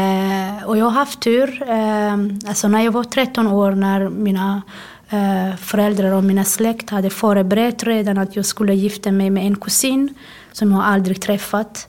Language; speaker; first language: Swedish; non-native, fluent; Somali